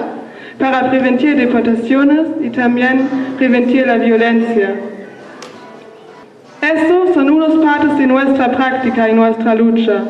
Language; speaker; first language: Spanish; non-native, learner; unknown